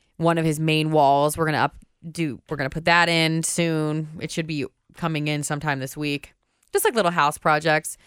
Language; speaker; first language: English; native; English